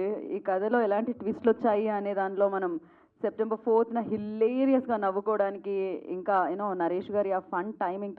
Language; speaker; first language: Telugu; native; Telugu